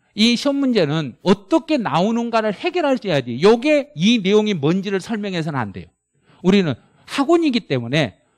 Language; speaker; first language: Korean; native; Korean